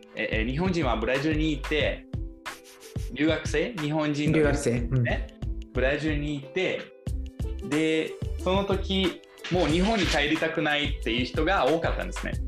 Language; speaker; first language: Japanese; non-native, fluent; Portuguese